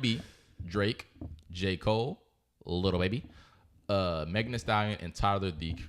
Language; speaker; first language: English; native; English